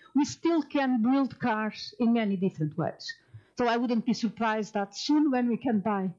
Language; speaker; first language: English; non-native, fluent; Portuguese